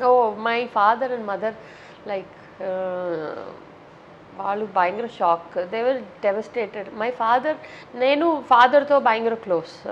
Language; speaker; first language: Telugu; non-native, fluent; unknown